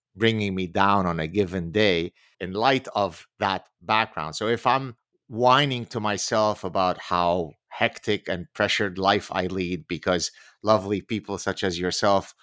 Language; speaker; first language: English; early bilingual, other home language; Arabic